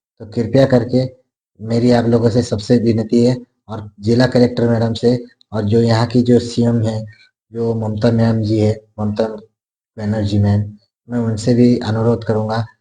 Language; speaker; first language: Hindi; non-native, local second language; Marathi